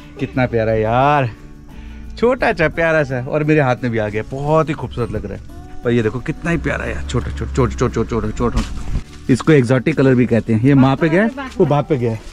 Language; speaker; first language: Hindi; native; Hindi